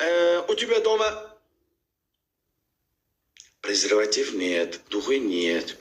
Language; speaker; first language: Russian; non-native, learner; Uzbek